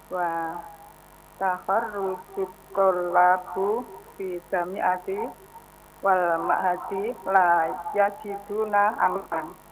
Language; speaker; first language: Arabic; non-native, learner; Indonesian